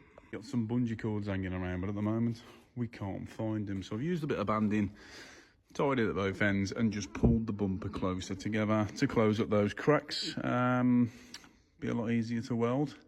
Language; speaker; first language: English; native; English